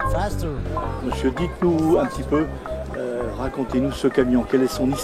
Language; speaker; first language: French; native; French